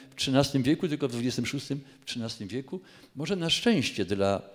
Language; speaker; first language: Polish; native; Polish